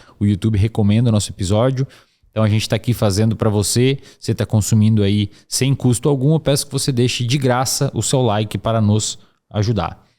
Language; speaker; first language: Portuguese; native; Portuguese